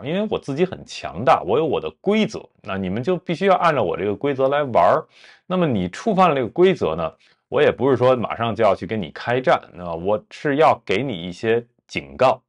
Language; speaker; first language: Chinese; native; Chinese